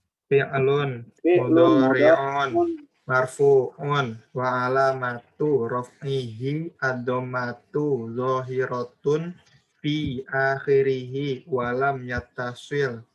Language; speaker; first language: Arabic; non-native, learner; Indonesian